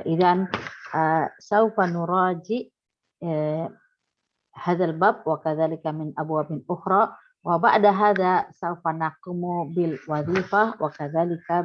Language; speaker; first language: Arabic; non-native, fluent; Indonesian